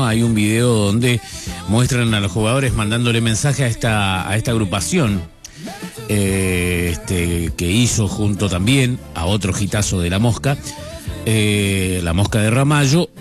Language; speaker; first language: Spanish; native; Spanish